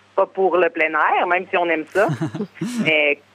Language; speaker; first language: French; native; French